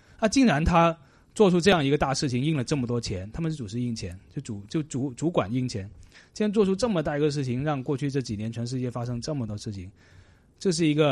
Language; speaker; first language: Chinese; non-native, local second language; Cantonese